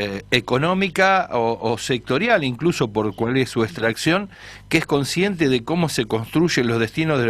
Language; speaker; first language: Spanish; native; Spanish